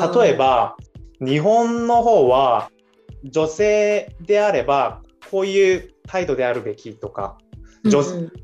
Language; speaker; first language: Japanese; non-native, fluent; Korean